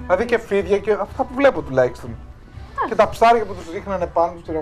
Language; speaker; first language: Greek; native; Greek